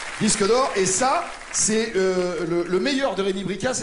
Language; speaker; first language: French; native; French